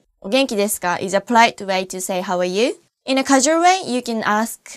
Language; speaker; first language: English; non-native, fluent; Japanese